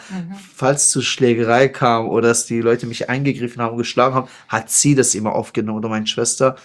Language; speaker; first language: German; non-native, fluent; Persian